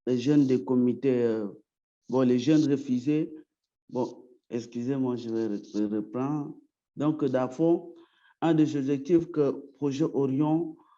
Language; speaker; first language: French; early bilingual, other home language; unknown